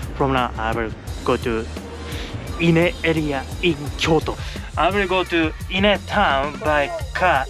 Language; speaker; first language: English; non-native, learner; Japanese